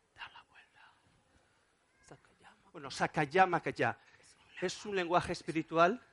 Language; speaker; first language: Spanish; non-native, fluent; Wolof